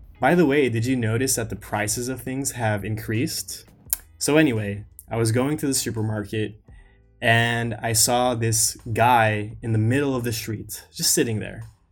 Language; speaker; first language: English; native; English